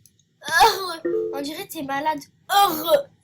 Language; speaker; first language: French; native; French